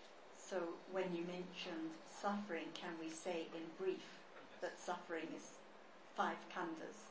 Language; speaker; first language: English; non-native, fluent; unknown